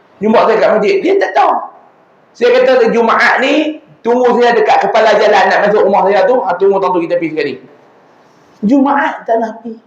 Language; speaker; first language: Malay; native; Malay